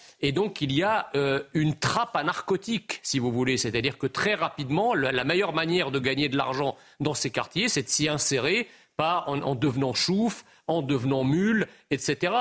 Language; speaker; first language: French; early bilingual, other home language; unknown